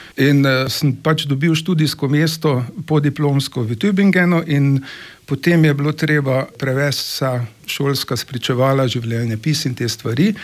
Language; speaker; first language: Slovenian; native; Slovenian